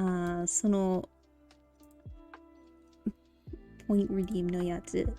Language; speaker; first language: Japanese; non-native, learner; English